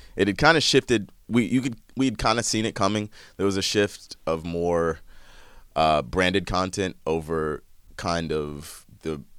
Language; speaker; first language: English; native; English